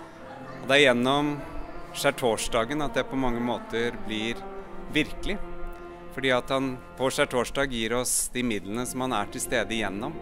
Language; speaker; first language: Norwegian; native; Norwegian